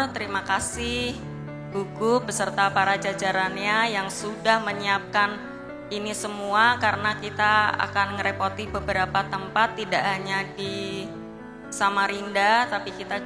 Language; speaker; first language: Indonesian; native; Indonesian